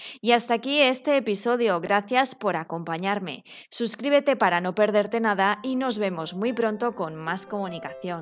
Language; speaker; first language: Spanish; native; Spanish